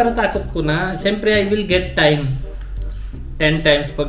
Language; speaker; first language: Filipino; non-native, learner; Hindi